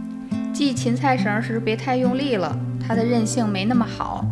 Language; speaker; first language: Chinese; native; Chinese